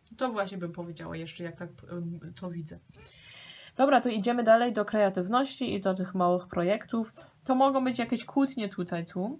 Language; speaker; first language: Polish; early bilingual, heritage; Polish